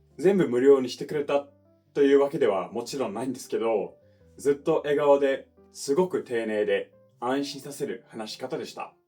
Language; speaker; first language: Japanese; non-native, fluent; English